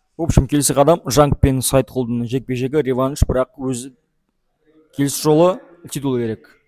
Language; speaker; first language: Kazakh; native; Kazakh